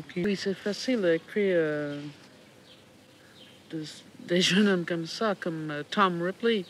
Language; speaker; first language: French; non-native, fluent; English